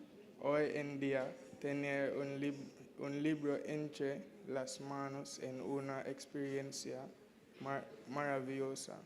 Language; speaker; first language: Spanish; non-native, learner; English